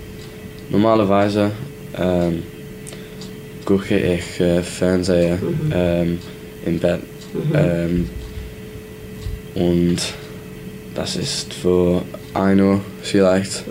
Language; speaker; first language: German; non-native, learner; English